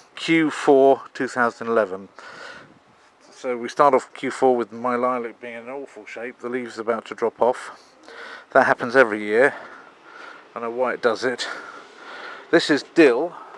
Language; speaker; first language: English; native; English